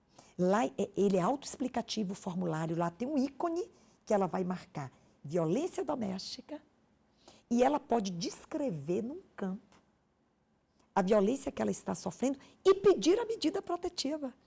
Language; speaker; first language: Portuguese; native; Portuguese